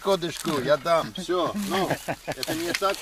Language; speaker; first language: Russian; non-native, learner; English